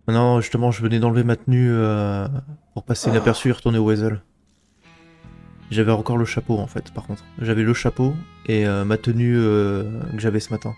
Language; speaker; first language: French; native; French